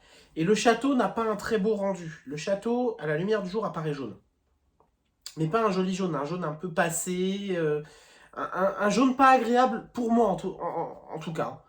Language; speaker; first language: French; native; French